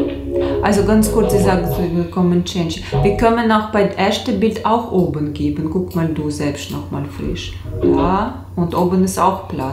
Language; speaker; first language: German; non-native, learner; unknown